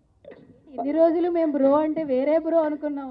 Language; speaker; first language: Telugu; native; Telugu